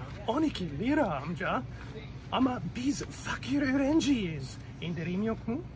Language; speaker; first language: Turkish; non-native, learner; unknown